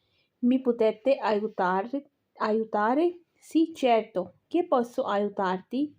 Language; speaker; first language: Italian; non-native, learner; Urdu